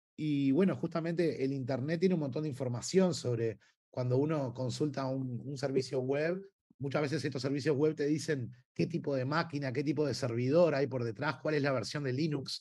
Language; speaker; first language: Spanish; native; Spanish